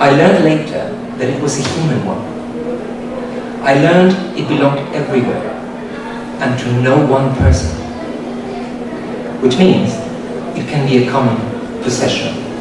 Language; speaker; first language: English; non-native, fluent; Spanish